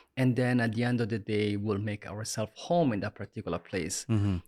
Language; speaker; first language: English; non-native, fluent; Italian